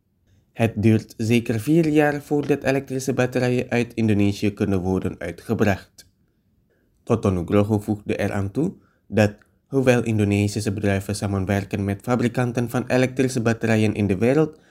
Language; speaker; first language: Dutch; non-native, fluent; Indonesian